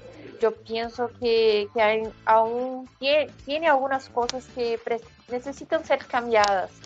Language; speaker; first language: Spanish; non-native, fluent; Portuguese